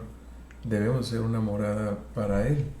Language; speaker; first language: Spanish; native; Spanish